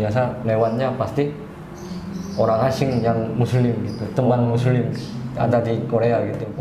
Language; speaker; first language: Indonesian; non-native, fluent; Korean